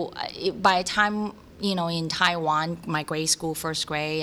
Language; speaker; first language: English; early bilingual, other home language; Cantonese